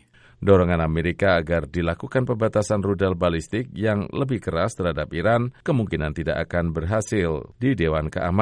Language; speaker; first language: Indonesian; native; Indonesian